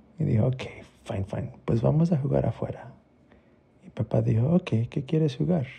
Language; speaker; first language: Spanish; early bilingual, heritage; Spanish